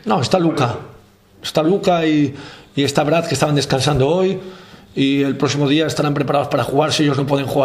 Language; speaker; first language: Spanish; native; Spanish